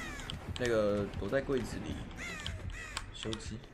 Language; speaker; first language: Chinese; native; Chinese